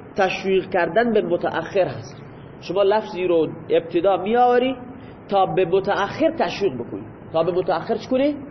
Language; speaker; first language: Persian; non-native, local second language; Baluchi